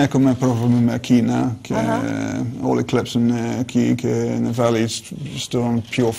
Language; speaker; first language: Greek; non-native, learner; English